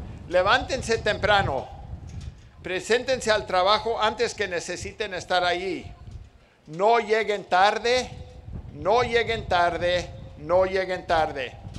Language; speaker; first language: Spanish; native; Spanish